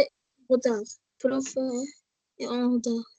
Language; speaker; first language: French; non-native, learner; Arabic